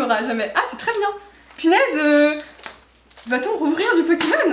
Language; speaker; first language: French; native; French